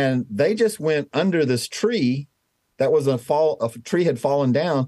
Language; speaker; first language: English; native; English